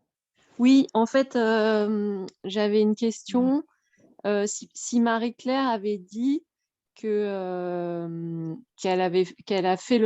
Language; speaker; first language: French; native; French